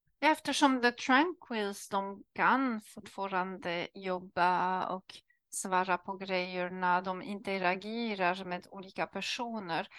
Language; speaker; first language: Swedish; non-native, learner; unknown